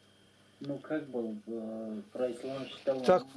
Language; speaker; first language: Russian; non-native, learner; Tajik